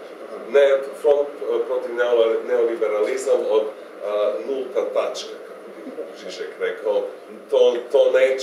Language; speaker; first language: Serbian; non-native, fluent; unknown